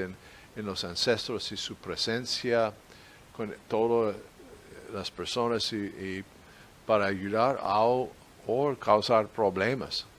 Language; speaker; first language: Spanish; non-native, fluent; English